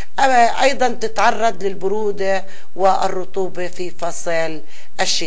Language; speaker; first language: Arabic; native; Arabic